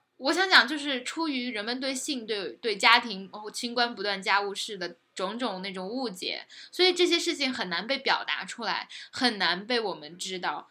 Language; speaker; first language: Chinese; native; Chinese